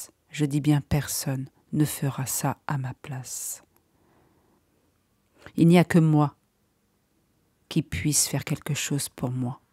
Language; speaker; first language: French; native; French